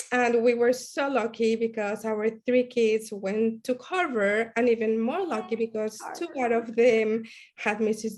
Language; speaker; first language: English; non-native, fluent; Spanish